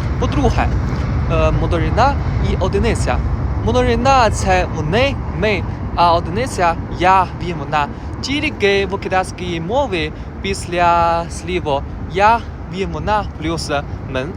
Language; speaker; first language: Ukrainian; non-native, learner; Chinese